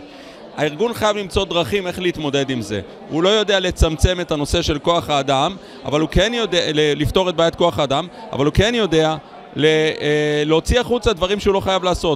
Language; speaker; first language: Hebrew; native; Hebrew